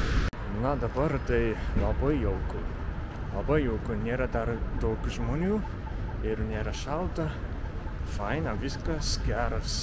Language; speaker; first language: Lithuanian; non-native, learner; Japanese